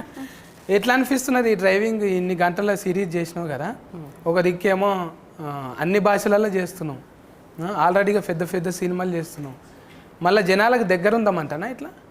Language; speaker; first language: Telugu; native; Telugu